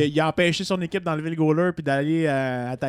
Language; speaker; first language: French; native; French